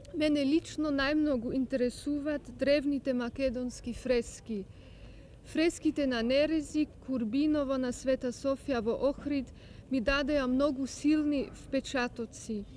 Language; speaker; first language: Macedonian; non-native, learner; German